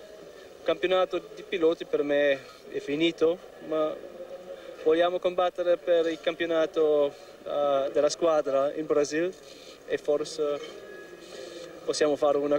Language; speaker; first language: Italian; non-native, learner; German